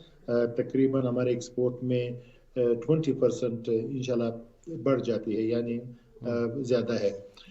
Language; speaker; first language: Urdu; non-native, learner; Pashto